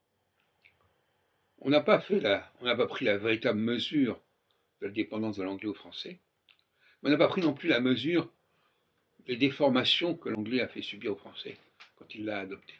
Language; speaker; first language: French; native; French